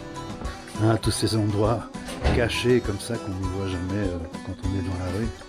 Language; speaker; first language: French; native; French